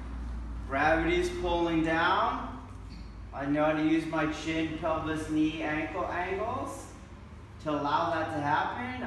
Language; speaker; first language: English; native; English